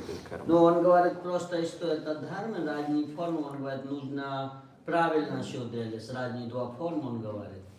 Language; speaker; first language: Russian; non-native, learner; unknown